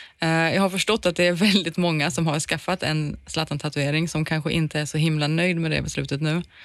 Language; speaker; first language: Swedish; native; Swedish